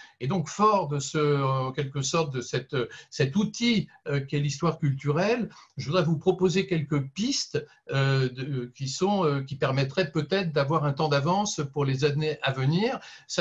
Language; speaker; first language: French; native; French